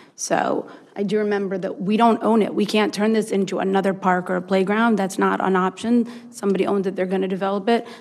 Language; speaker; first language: English; native; English